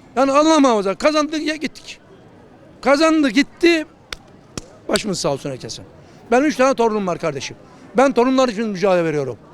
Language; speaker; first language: Turkish; native; Turkish